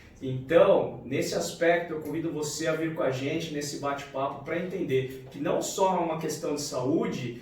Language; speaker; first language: Portuguese; native; Portuguese